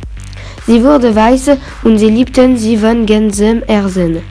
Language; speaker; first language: German; non-native, learner; French